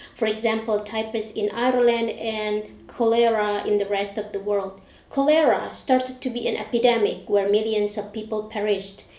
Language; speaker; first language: English; non-native, fluent; Indonesian